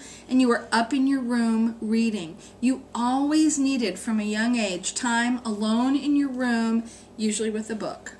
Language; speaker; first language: English; native; English